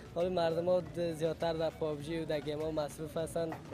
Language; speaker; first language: Persian; native; Persian